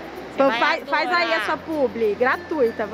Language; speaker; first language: Portuguese; native; Portuguese